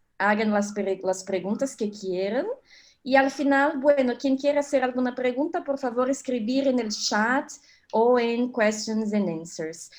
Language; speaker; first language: Spanish; non-native, fluent; Portuguese